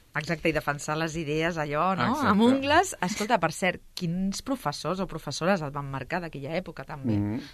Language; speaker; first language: Catalan; native; Catalan